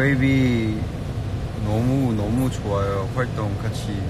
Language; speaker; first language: Korean; non-native, learner; Cantonese